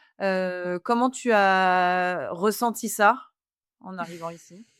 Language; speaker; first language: French; native; French